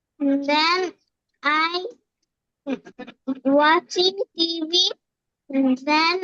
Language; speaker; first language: English; non-native, learner; Bangla